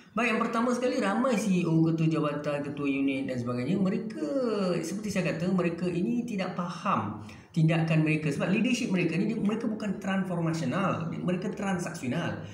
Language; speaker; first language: Malay; native; Malay